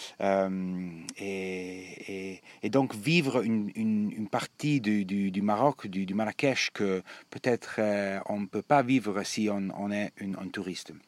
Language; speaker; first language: French; non-native, learner; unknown